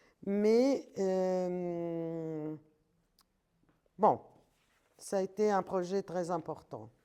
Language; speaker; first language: French; non-native, fluent; Italian